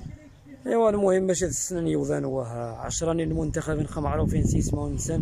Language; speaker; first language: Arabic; non-native, local second language; Riffian